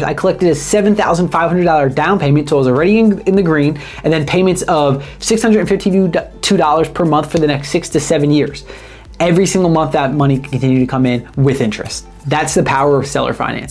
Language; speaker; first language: English; native; English